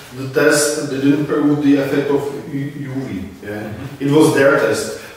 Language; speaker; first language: English; non-native, fluent; Czech